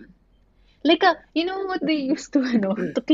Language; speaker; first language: English; non-native, local second language; Filipino